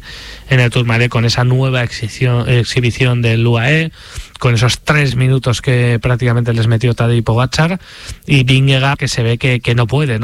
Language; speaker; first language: Spanish; native; Spanish